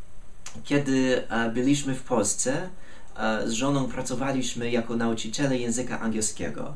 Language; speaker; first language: Polish; non-native, fluent; English